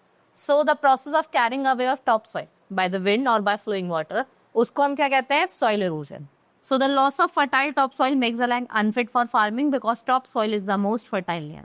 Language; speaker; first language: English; non-native, local second language; Hindi